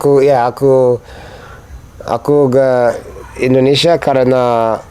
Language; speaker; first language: Indonesian; non-native, fluent; English